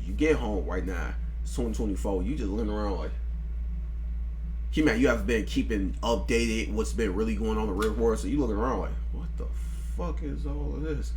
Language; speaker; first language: English; native; English